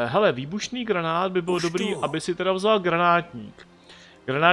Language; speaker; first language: Czech; native; Czech